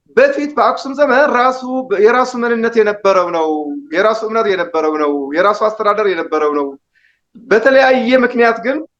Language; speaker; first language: Amharic; non-native, local second language; Tigrinya